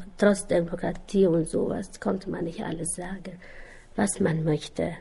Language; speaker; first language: German; non-native, learner; Albanian